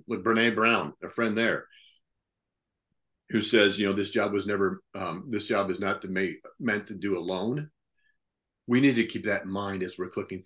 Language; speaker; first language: English; native; English